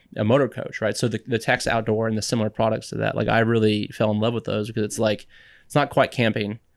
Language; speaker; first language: English; native; English